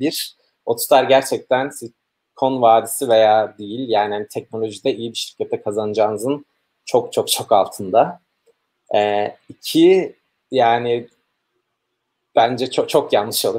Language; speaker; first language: Turkish; native; Turkish